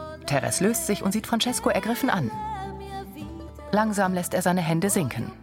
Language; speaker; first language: German; native; German